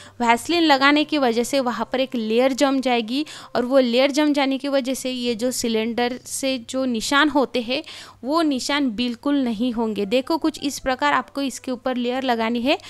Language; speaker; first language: Hindi; non-native, local second language; Marathi